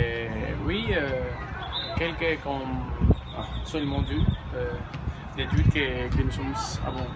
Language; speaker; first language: French; non-native, learner; Spanish